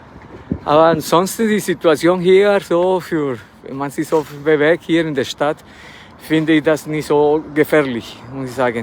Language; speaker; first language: German; non-native, fluent; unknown